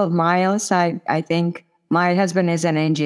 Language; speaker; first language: English; non-native, fluent; Italian